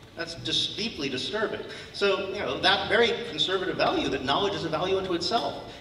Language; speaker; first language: English; native; English